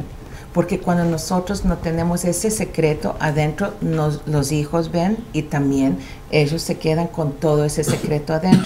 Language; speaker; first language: Spanish; early bilingual, heritage; Spanish